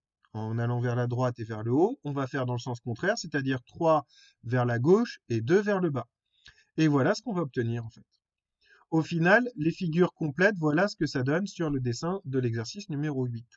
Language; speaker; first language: French; native; French